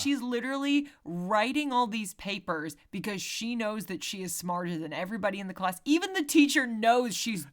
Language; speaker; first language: English; native; English